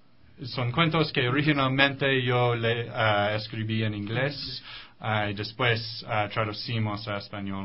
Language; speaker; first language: Spanish; non-native, fluent; English